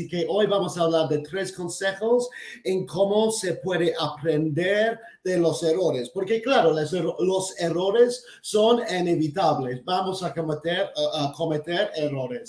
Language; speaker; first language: Spanish; non-native, fluent; English